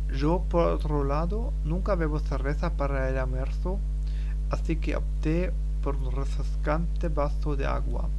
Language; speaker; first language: Spanish; non-native, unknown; German